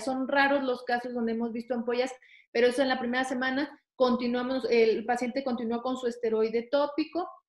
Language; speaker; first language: Spanish; native; Spanish